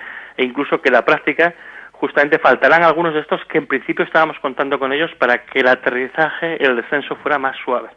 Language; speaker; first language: Spanish; native; Spanish